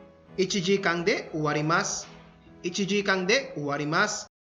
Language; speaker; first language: Japanese; non-native, fluent; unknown